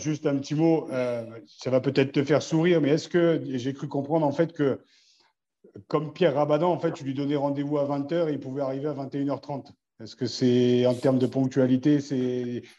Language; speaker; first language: French; native; French